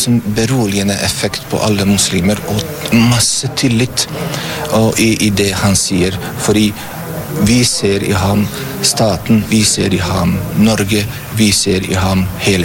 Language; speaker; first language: Norwegian; non-native, fluent; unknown